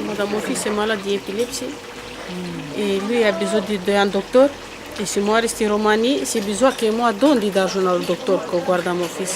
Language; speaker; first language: French; non-native, learner; Romanian